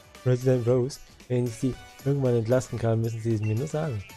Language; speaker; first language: German; native; German